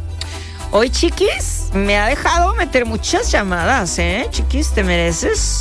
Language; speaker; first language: Spanish; native; Spanish